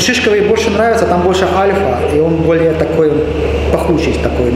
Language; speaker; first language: Russian; native; Russian